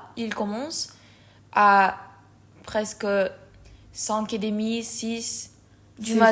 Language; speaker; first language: French; non-native, learner; Spanish